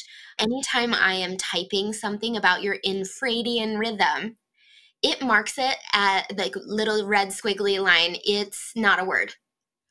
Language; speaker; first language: English; native; English